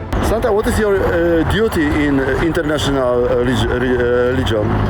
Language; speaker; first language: English; non-native, learner; Polish